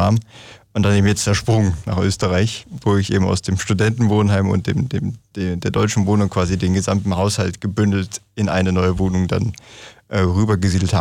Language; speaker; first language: German; native; German